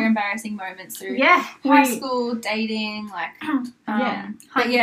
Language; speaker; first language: English; native; English